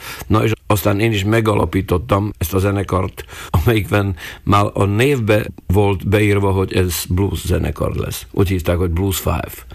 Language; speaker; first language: Hungarian; non-native, local second language; Slovak